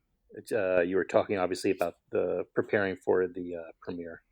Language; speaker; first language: English; native; English